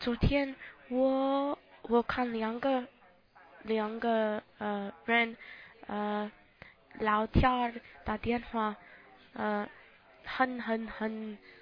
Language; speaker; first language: Chinese; non-native, learner; English